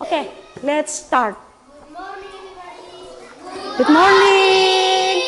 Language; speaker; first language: English; non-native, learner; Indonesian